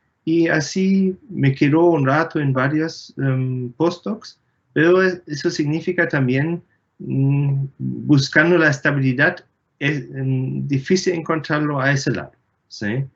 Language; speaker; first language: Spanish; non-native, fluent; German